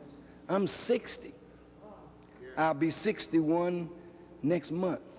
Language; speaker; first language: English; native; English